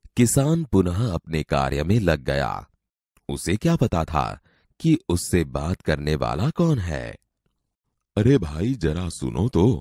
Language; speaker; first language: Hindi; non-native, local second language; Gujarati